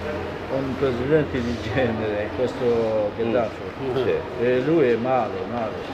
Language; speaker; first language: Italian; non-native, learner; Arabic